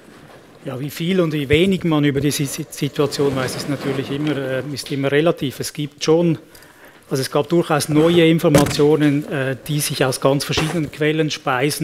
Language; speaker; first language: German; native; German